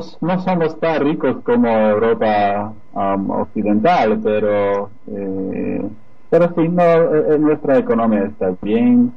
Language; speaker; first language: Spanish; non-native, fluent; Polish